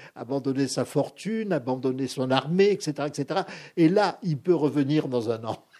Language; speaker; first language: French; native; French